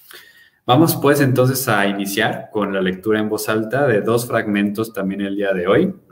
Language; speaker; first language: Spanish; native; Spanish